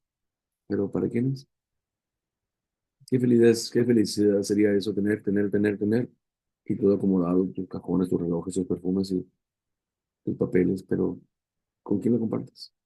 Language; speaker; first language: Spanish; native; Spanish